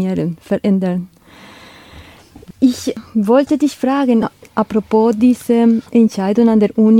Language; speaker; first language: German; non-native, fluent; Spanish